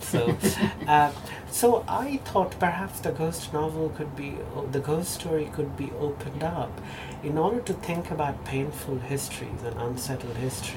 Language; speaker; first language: English; non-native, local second language; Bangla